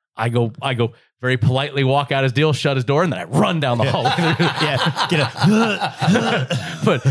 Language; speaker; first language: English; native; English